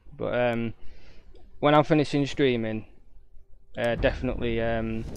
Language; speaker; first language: English; native; English